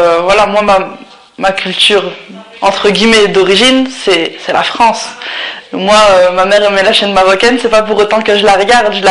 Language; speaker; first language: French; early bilingual, other home language; Arabic